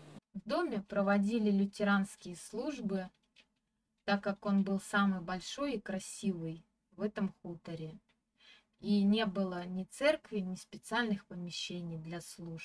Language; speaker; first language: Russian; native; Russian